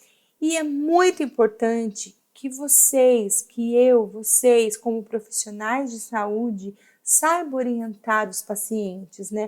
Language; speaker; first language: Portuguese; native; Portuguese